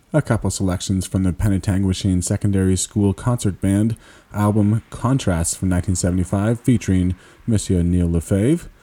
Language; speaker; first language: English; early bilingual, other home language; French